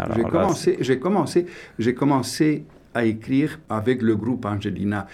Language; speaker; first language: French; non-native, fluent; Romanian